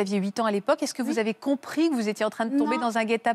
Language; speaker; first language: French; native; French